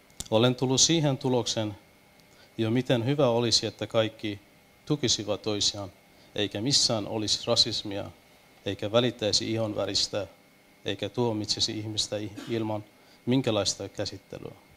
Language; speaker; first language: Finnish; non-native, fluent; Persian